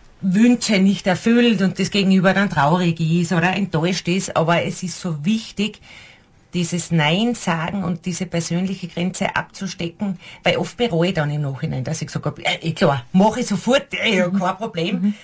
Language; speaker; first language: German; native; German